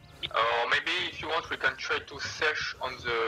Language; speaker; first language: English; non-native, learner; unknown